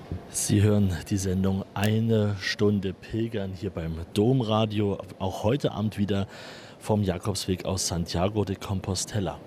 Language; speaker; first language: German; native; German